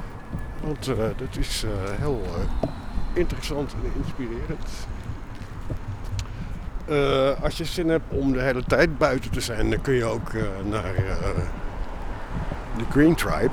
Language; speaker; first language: Dutch; native; Dutch